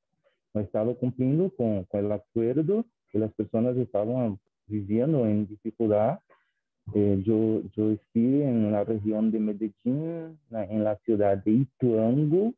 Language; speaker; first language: Spanish; non-native, fluent; Portuguese